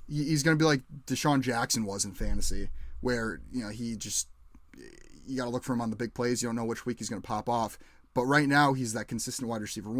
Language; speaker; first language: English; native; English